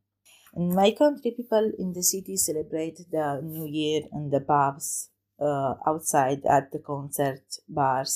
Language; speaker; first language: English; non-native, learner; Romanian